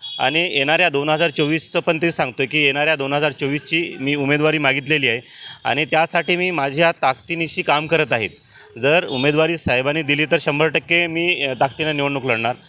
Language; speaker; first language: Marathi; native; Marathi